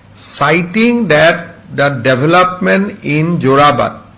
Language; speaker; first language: English; non-native, local second language; Assamese